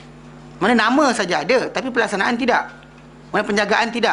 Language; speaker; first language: Malay; native; Malay